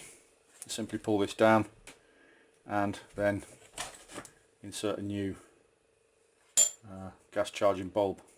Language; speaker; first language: English; native; English